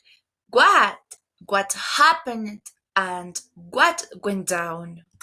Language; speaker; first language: English; non-native, learner; Spanish